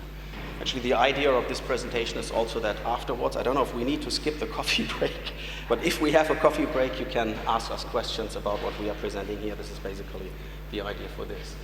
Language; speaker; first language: English; non-native, fluent; German